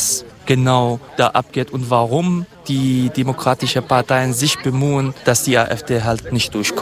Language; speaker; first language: German; non-native, fluent; Kurdish